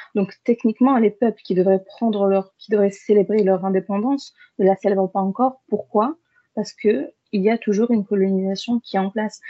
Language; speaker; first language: French; early bilingual, other home language; Arabic